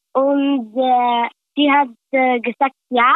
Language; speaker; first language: German; non-native, learner; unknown